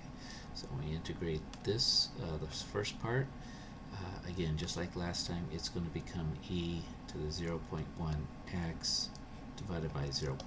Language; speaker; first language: English; native; English